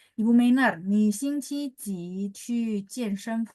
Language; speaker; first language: Chinese; non-native, fluent; Indonesian